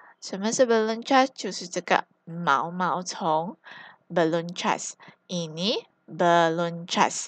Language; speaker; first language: Malay; non-native, local second language; Chinese